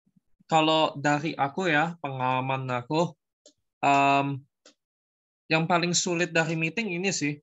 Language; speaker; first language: Indonesian; native; Indonesian